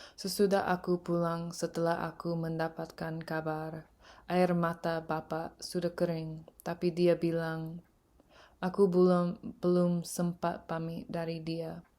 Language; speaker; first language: Indonesian; early bilingual, heritage; English